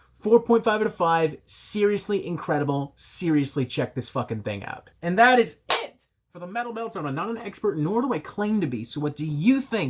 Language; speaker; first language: English; native; English